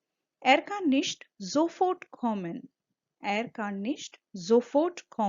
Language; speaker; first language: German; non-native, fluent; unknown